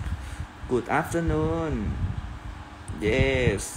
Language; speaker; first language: English; non-native, learner; Thai